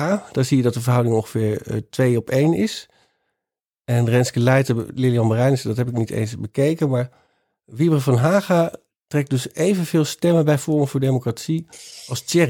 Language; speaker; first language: Dutch; native; Dutch